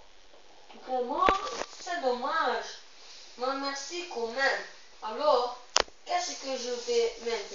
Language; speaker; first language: French; non-native, learner; Dutch